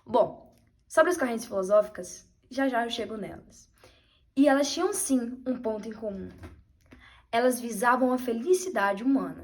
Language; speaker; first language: Portuguese; native; Portuguese